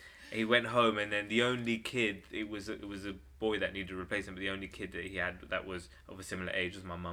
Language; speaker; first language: English; native; English